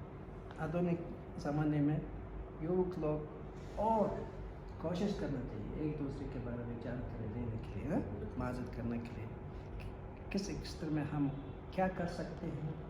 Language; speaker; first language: Hindi; non-native, fluent; Mongolian